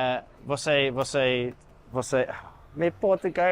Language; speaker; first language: Portuguese; non-native, learner; English